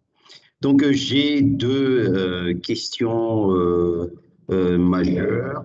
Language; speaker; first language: French; non-native, local second language; Malagasy